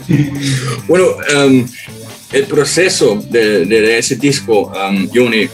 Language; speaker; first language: Spanish; non-native, learner; German